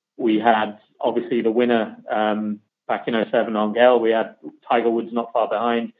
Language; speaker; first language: English; native; English